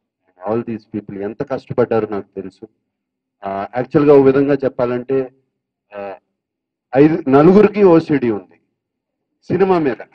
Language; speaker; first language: Telugu; native; Telugu